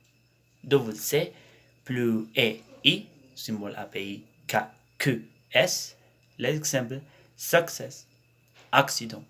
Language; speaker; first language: French; non-native, learner; Spanish